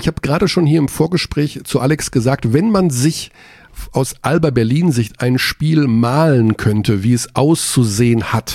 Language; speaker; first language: German; native; German